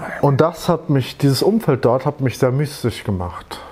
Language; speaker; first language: German; native; German